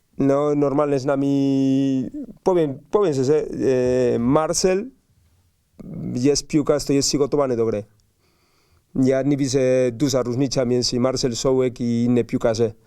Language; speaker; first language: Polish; non-native, learner; Spanish